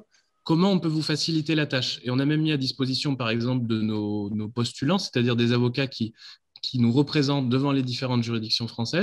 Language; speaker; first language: French; native; French